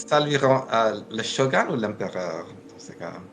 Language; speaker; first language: French; non-native, learner; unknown